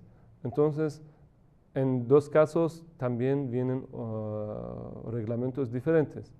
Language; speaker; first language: Spanish; non-native, fluent; Persian